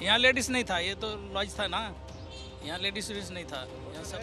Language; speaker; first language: Hindi; non-native, local second language; Bangla